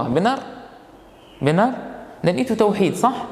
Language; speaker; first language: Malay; non-native, fluent; Arabic